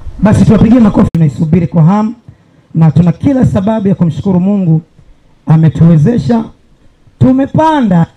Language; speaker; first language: Swahili; native; Swahili